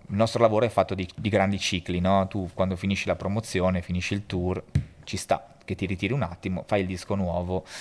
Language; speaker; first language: Italian; native; Italian